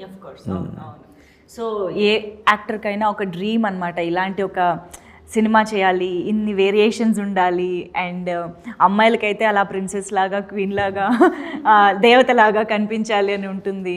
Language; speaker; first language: Telugu; native; Telugu